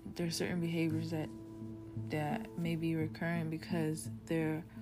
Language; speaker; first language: English; early bilingual, other home language; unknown